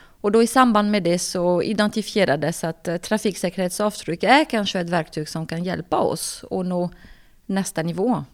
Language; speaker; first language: Swedish; non-native, fluent; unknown